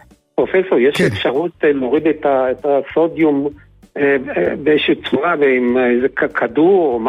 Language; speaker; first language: Hebrew; non-native, fluent; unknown